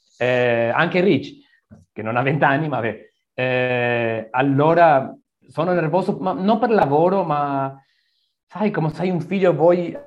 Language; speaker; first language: Italian; non-native, learner; Spanish